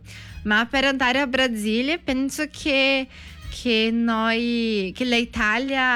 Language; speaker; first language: Italian; non-native, learner; Portuguese